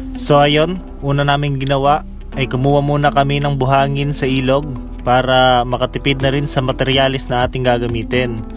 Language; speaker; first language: Filipino; non-native, local second language; Cebuano